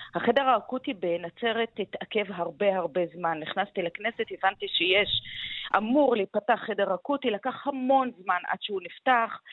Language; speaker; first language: Hebrew; non-native, local second language; Arabic